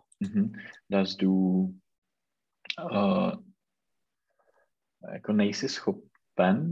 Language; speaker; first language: German; non-native, learner; Czech